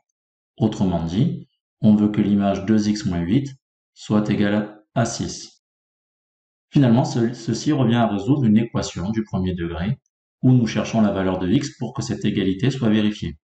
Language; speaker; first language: French; native; French